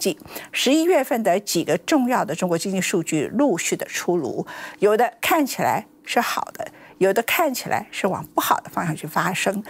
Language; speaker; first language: Chinese; native; Chinese